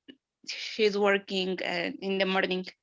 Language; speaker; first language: English; non-native, learner; Spanish